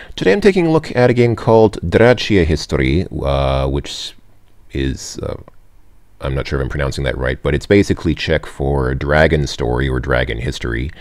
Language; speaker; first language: English; native; English